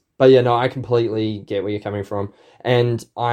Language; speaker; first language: English; native; English